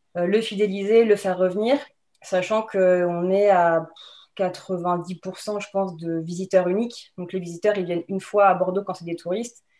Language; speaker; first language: French; native; French